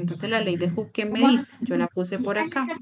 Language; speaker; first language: Spanish; native; Spanish